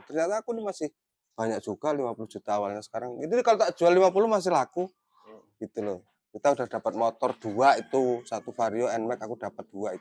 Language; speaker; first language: Indonesian; non-native, local second language; Javanese